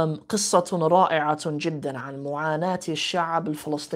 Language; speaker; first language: Arabic; non-native, fluent; English